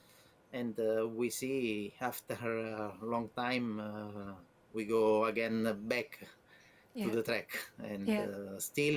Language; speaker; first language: English; non-native, learner; Italian